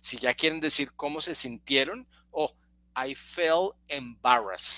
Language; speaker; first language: Spanish; native; Spanish